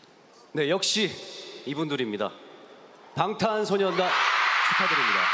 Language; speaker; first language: Korean; native; Korean